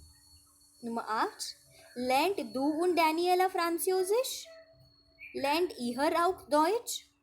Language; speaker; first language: German; non-native, fluent; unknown